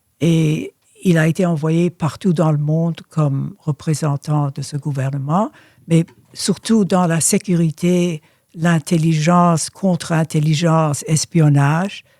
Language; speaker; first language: French; early bilingual, other home language; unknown